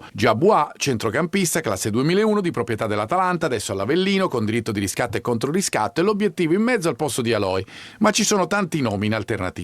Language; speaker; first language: Italian; native; Italian